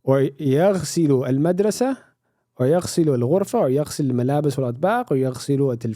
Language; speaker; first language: Arabic; non-native, fluent; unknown